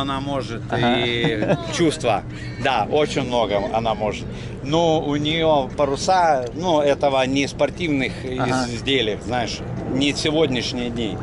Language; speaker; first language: Russian; non-native, local second language; Lithuanian